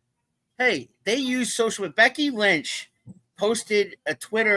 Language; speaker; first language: English; native; English